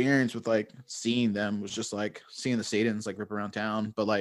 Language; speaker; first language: English; native; English